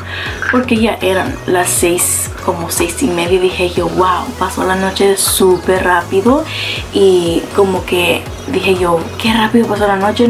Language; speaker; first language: Spanish; early bilingual, heritage; Spanish